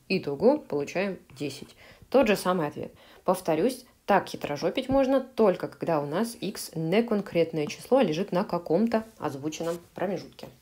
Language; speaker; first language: Russian; native; Russian